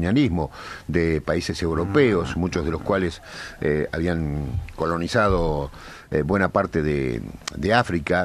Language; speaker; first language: Spanish; native; Spanish